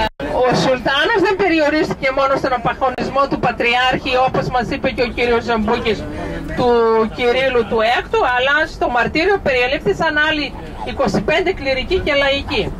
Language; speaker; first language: Greek; native; Greek